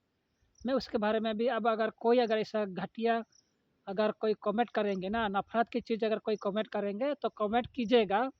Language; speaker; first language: Hindi; non-native, local second language; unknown